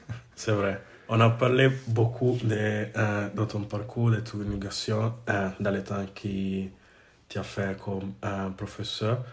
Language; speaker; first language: French; non-native, learner; English